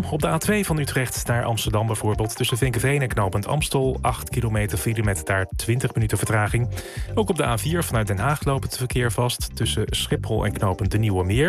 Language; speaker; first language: Dutch; native; Dutch